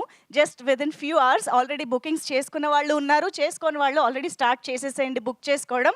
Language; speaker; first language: Telugu; native; Telugu